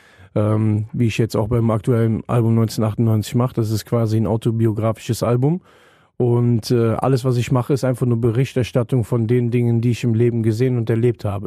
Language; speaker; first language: German; native; German